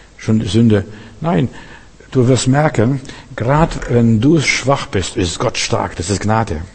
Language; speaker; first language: German; early bilingual, heritage; German